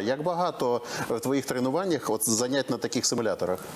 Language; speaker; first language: Ukrainian; native; Ukrainian